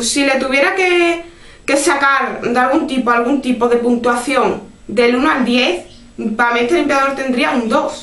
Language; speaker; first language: Spanish; native; Spanish